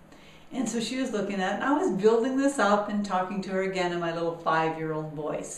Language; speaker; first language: English; native; English